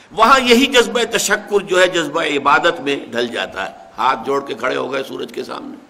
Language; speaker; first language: Urdu; native; Urdu